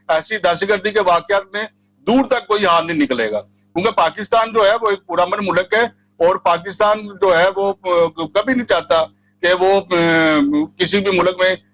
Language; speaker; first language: Urdu; non-native, local second language; Punjabi